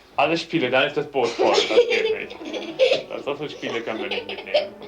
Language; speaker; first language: German; native; German